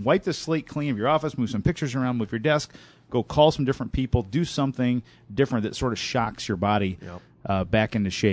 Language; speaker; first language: English; native; English